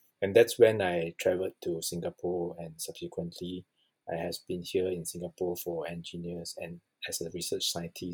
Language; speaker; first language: English; non-native, local second language; Chinese